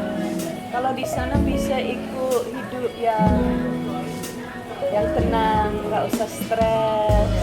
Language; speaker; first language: Indonesian; non-native, fluent; English